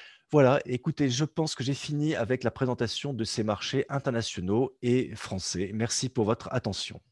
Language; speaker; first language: French; native; French